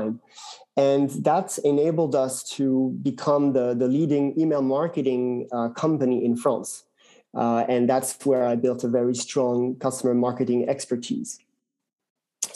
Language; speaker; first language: English; non-native, fluent; French